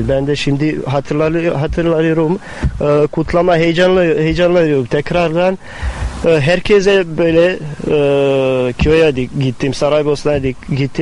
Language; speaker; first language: Turkish; non-native, fluent; Bosnian